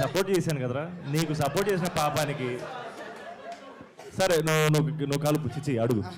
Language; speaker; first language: Telugu; native; Telugu